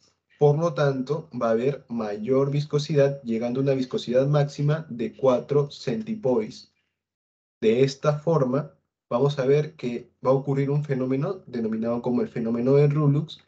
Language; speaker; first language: Spanish; native; Spanish